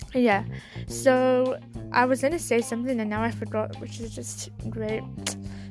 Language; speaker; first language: English; native; English